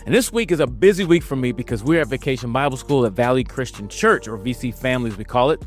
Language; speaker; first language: English; native; English